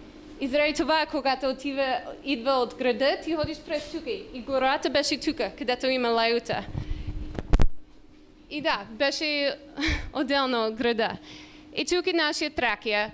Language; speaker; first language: Bulgarian; non-native, learner; English